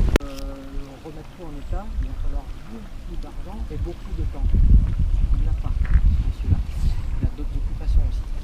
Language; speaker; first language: French; native; French